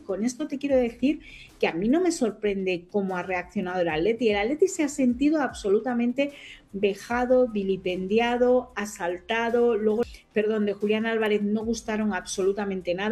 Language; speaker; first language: Spanish; native; Spanish